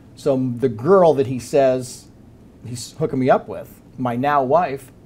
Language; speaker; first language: English; native; English